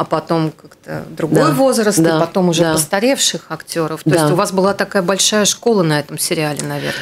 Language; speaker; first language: Russian; native; Russian